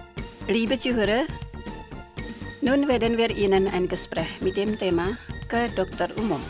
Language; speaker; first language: German; non-native, fluent; Indonesian